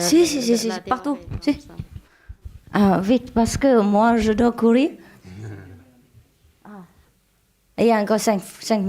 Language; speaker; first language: French; non-native, learner; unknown